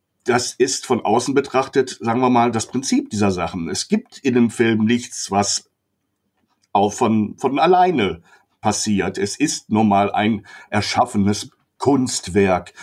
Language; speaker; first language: German; native; German